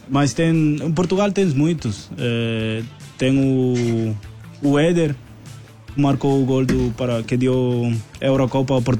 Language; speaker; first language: Portuguese; non-native, fluent; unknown